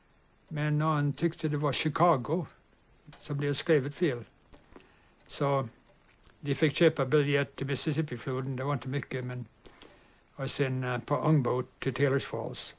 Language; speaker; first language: Swedish; early bilingual, heritage; English